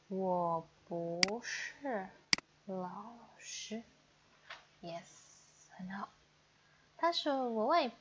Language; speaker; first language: Chinese; non-native, fluent; Indonesian